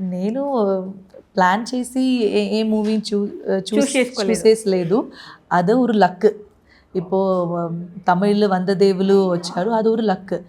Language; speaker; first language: Telugu; non-native, learner; Malayalam